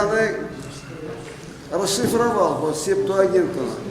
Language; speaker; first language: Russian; non-native, local second language; Tatar